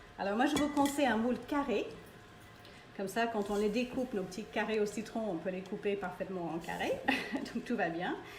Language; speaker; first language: French; non-native, fluent; English